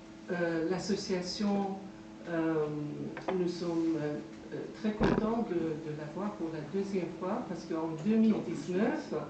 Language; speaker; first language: French; non-native, fluent; Persian